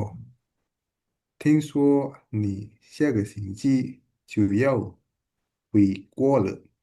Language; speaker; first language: Chinese; non-native, learner; Indonesian